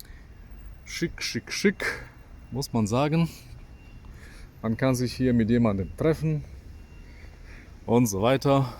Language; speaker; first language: German; non-native, fluent; Polish